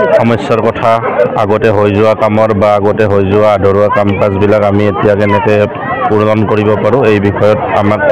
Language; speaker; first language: Assamese; native; Assamese